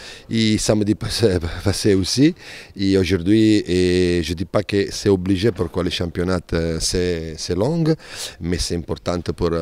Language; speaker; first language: French; non-native, fluent; Spanish